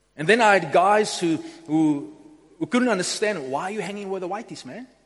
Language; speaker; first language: English; non-native, local second language; Afrikaans